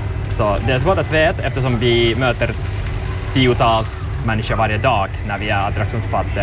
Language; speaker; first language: Swedish; non-native, learner; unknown